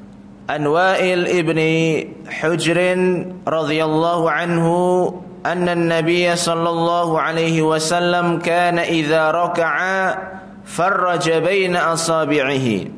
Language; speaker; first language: Indonesian; native; Indonesian